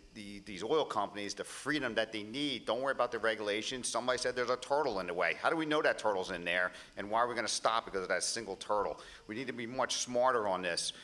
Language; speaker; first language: English; native; English